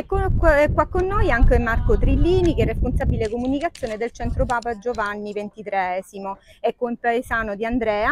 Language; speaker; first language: Italian; native; Italian